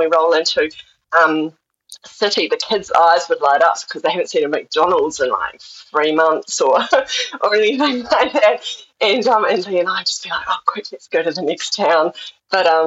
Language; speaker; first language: English; native; English